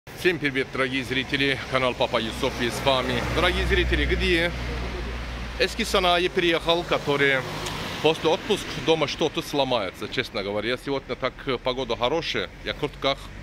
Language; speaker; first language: Russian; non-native, learner; Turkish